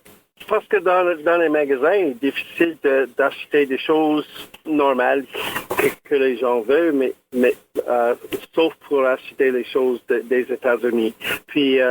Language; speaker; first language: French; non-native, local second language; English